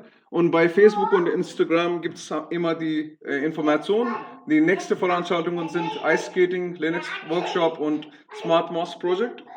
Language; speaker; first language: German; non-native, fluent; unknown